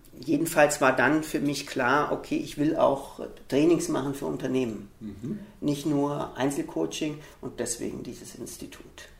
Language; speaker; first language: German; early bilingual, heritage; German